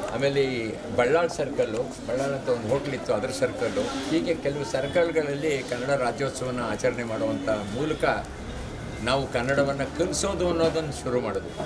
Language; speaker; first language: Kannada; native; Kannada